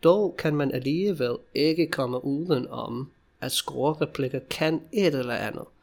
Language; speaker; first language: Danish; non-native, fluent; English